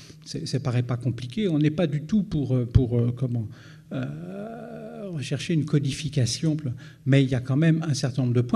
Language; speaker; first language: French; native; French